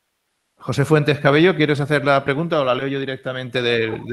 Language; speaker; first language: Spanish; native; Spanish